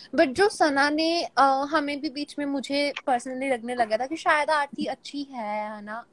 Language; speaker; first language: Hindi; native; Hindi